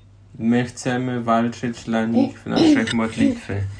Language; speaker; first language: Polish; non-native, learner; German